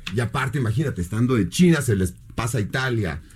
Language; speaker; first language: Spanish; native; Spanish